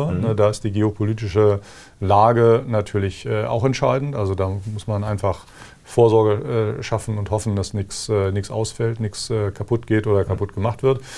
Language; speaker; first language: German; native; German